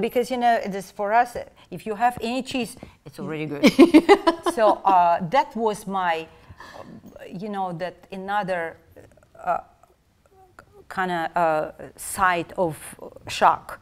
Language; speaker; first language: English; non-native, fluent; Russian